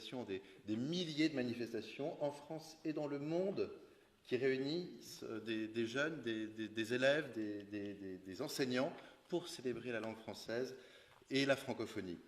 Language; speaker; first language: French; native; French